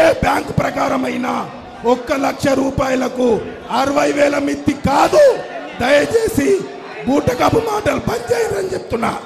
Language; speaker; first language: Telugu; native; Telugu